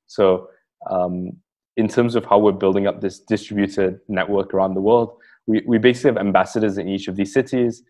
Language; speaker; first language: English; native; English